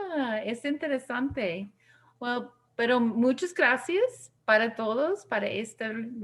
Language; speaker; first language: Spanish; non-native, learner; English